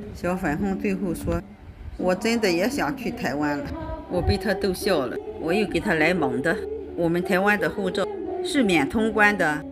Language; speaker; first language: Chinese; native; Chinese